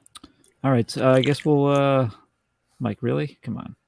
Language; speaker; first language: English; native; English